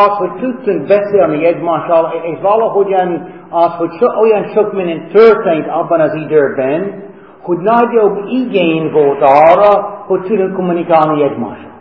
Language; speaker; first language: Hungarian; non-native, fluent; English